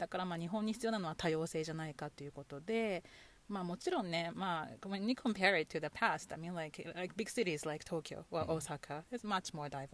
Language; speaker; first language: Japanese; native; Japanese